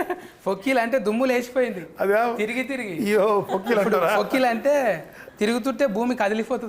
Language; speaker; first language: Telugu; native; Telugu